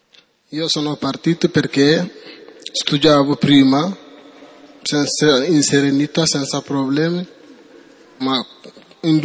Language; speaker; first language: Italian; non-native, learner; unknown